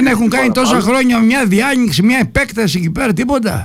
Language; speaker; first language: Greek; native; Greek